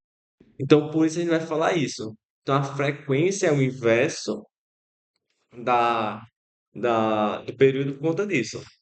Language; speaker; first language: Portuguese; native; Portuguese